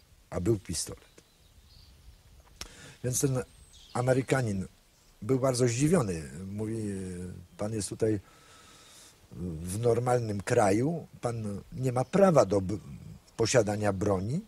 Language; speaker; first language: Polish; native; Polish